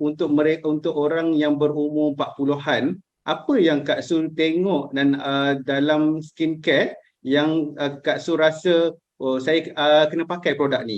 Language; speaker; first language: Malay; native; Malay